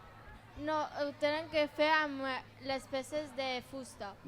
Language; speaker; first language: Catalan; non-native, local second language; Spanish